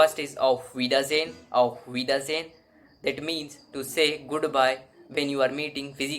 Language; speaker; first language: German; non-native, local second language; Hindi